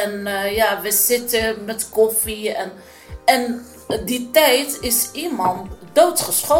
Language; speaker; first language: Dutch; non-native, learner; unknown